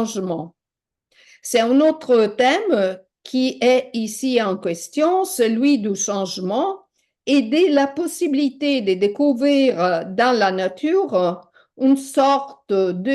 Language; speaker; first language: French; non-native, fluent; Italian